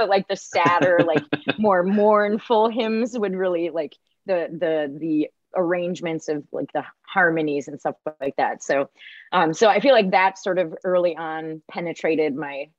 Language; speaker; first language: English; native; English